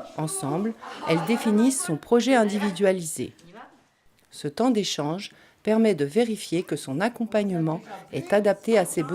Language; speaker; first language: French; native; French